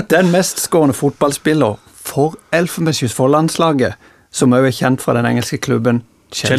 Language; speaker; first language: Norwegian; native; Norwegian